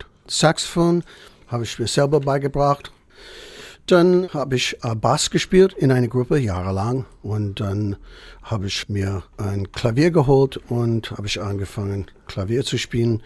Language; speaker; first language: German; non-native, fluent; English